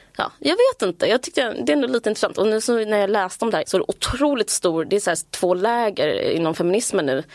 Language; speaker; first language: Swedish; native; Swedish